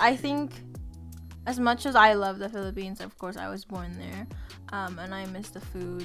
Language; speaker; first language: English; non-native, local second language; Filipino